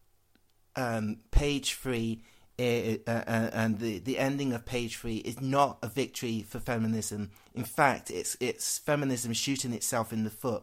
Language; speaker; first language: English; native; English